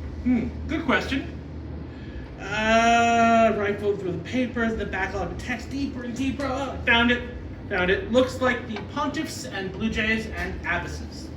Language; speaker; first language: English; native; English